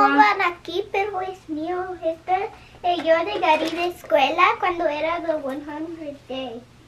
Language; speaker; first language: Spanish; early bilingual, heritage; English